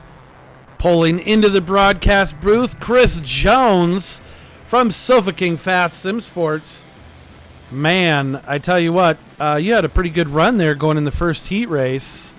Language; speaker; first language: English; native; English